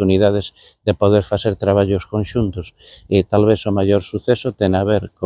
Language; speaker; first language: Galician; native; Galician